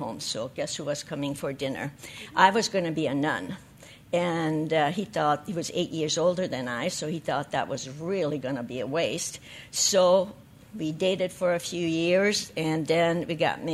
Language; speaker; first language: English; non-native, fluent; Hungarian